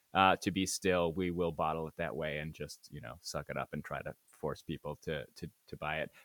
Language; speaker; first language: English; native; English